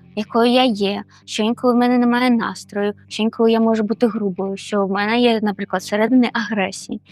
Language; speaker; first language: Ukrainian; non-native, fluent; Spanish